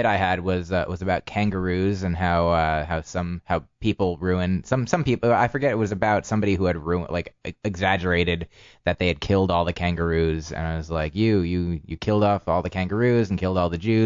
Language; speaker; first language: English; native; English